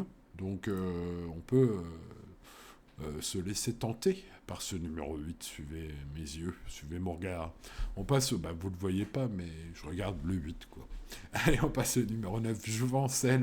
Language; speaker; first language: French; native; French